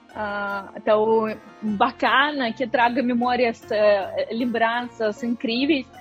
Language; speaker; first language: Portuguese; non-native, fluent; Russian